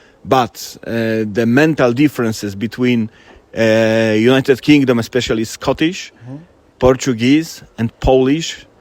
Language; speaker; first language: English; non-native, fluent; Polish